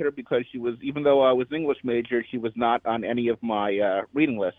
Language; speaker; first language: English; native; English